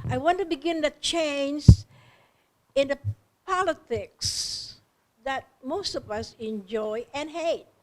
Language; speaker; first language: English; non-native, local second language; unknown